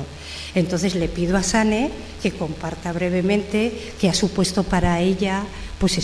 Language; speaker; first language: Spanish; native; Spanish